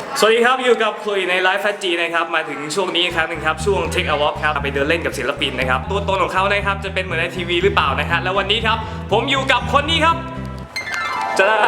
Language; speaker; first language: Thai; native; Thai